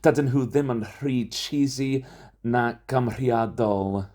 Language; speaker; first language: Welsh; non-native, fluent; English